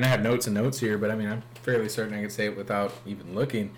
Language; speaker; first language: English; native; English